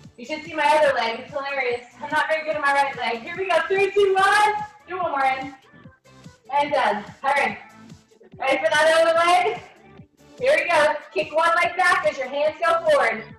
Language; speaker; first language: English; native; English